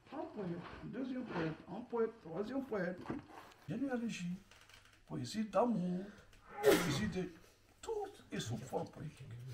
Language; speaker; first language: French; non-native, local second language; Arabic